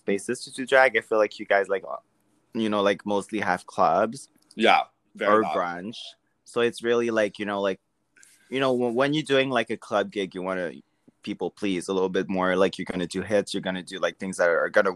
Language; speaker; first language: English; non-native, fluent; French